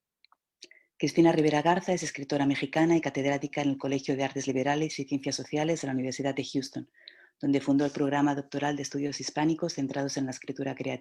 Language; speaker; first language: Spanish; native; Spanish